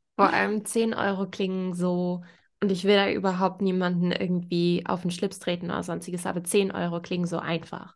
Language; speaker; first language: German; native; German